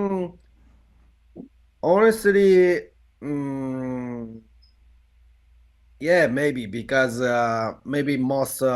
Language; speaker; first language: English; non-native, learner; Japanese